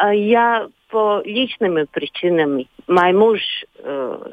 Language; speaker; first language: Russian; non-native, local second language; Latvian